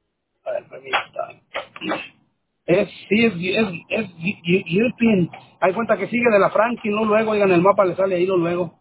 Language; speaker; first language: Spanish; native; Spanish